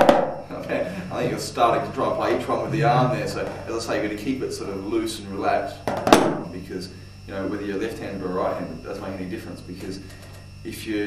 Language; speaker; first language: English; native; English